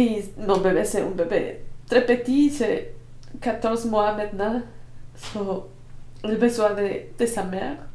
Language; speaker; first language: French; non-native, learner; Spanish